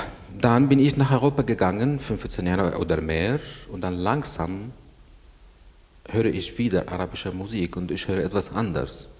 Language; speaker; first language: German; non-native, learner; Arabic